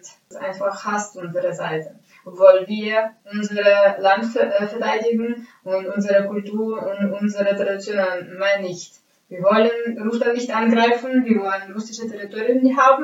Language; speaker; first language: German; non-native, fluent; Ukrainian